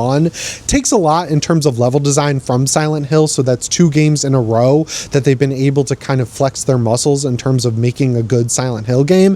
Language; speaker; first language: English; native; English